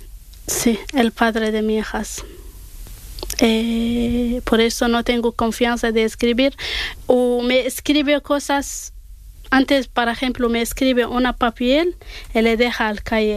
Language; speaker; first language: Spanish; non-native, learner; Arabic